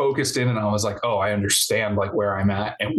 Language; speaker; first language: English; native; English